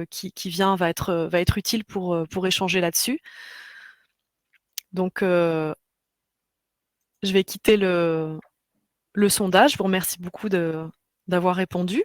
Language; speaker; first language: French; native; French